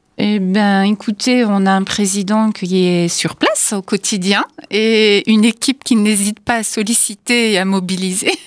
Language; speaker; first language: French; native; French